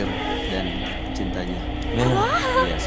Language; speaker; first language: Indonesian; native; Indonesian